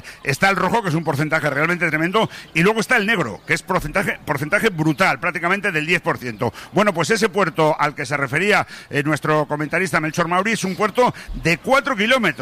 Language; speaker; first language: Spanish; native; Spanish